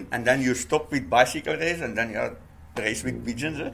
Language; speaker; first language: English; non-native, learner; Dutch